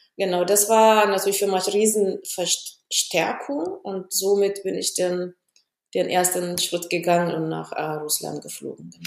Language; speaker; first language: German; non-native, fluent; Amharic